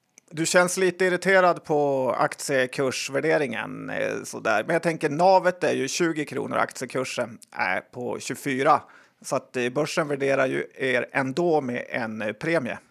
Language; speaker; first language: Swedish; native; Swedish